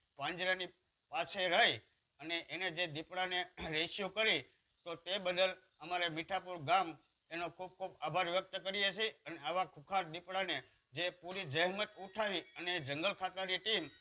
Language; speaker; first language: Gujarati; native; Gujarati